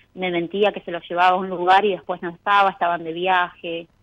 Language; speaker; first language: Spanish; native; Spanish